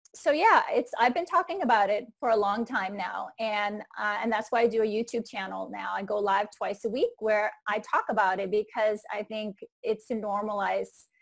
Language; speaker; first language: English; non-native, fluent; Icelandic